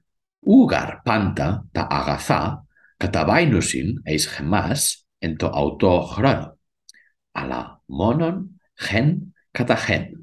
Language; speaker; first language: Greek; non-native, learner; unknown